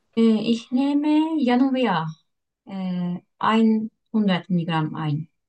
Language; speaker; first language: German; non-native, learner; Turkish